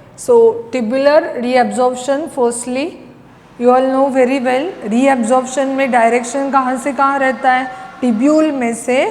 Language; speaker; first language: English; non-native, local second language; Hindi